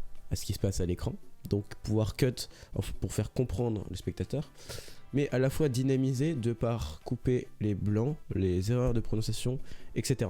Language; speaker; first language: French; native; French